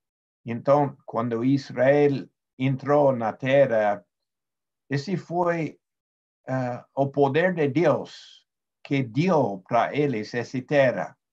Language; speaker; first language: Portuguese; non-native, fluent; Spanish